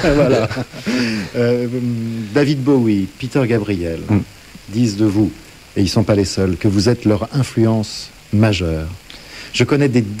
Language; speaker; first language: French; native; French